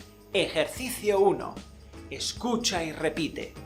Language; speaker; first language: Spanish; native; Spanish